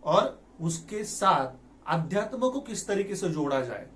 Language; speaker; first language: Hindi; non-native, local second language; Marathi